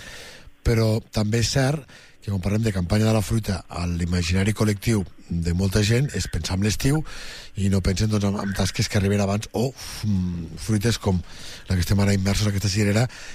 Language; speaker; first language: Catalan; native; Catalan